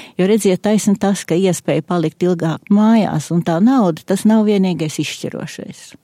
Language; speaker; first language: Latvian; native; Latvian